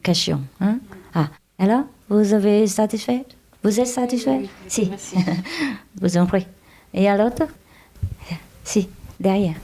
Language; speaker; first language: French; non-native, learner; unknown